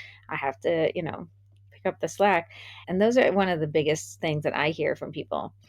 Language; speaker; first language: English; native; English